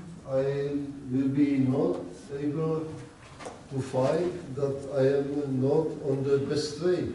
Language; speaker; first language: English; non-native, learner; Czech